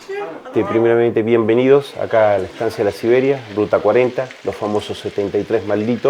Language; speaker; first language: Spanish; native; Spanish